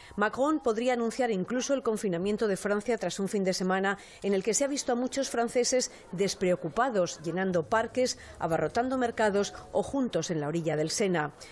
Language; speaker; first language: Spanish; native; Spanish